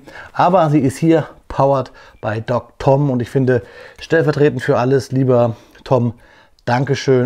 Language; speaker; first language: German; native; German